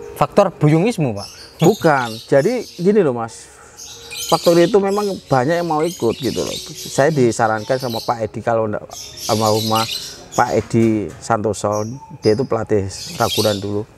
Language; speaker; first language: Indonesian; native; Indonesian